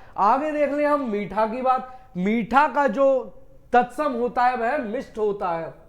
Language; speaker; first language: Hindi; native; Hindi